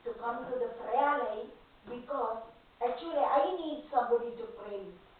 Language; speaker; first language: English; non-native, local second language; Tamil